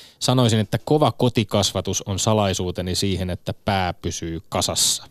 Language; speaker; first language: Finnish; native; Finnish